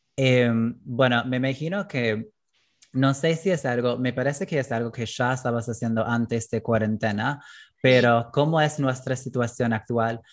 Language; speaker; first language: Spanish; non-native, fluent; English